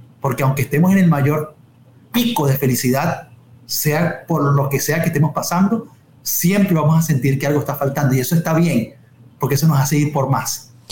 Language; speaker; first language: Spanish; native; Spanish